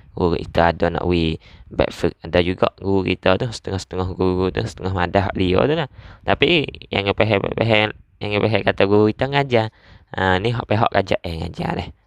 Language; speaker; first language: Malay; native; Malay